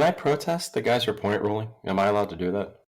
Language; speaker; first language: English; native; English